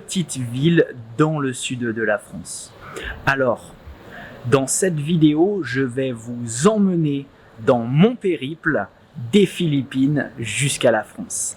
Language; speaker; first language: French; native; French